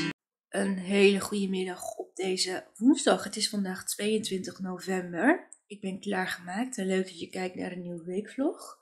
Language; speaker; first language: Dutch; native; Dutch